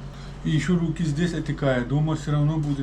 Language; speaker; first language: Russian; non-native, learner; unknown